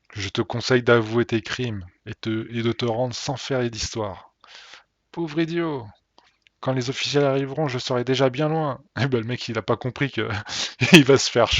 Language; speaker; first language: French; native; French